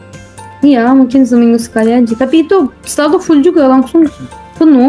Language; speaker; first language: Indonesian; non-native, fluent; Turkish